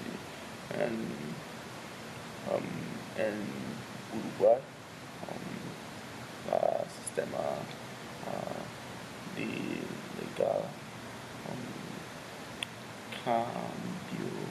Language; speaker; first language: Spanish; non-native, learner; English